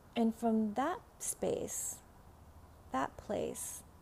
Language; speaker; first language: English; non-native, fluent; Vietnamese